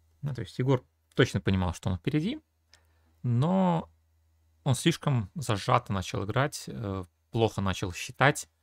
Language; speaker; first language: Russian; native; Russian